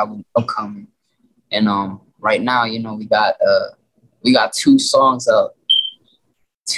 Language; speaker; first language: English; non-native, local second language; Filipino